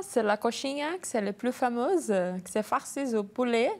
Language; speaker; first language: French; non-native, learner; Portuguese